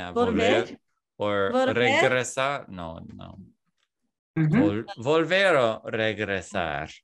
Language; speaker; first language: Spanish; non-native, learner; English